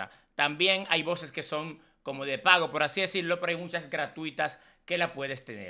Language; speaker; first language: Spanish; native; Spanish